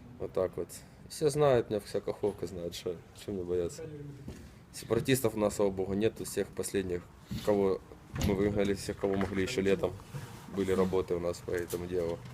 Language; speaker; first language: Russian; native; Russian